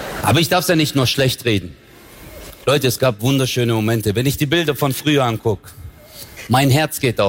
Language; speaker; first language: German; early bilingual, other home language; Turkish